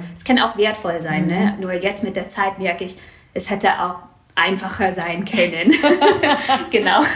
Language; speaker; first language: German; non-native, fluent; English